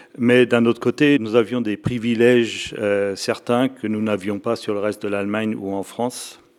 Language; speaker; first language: French; native; French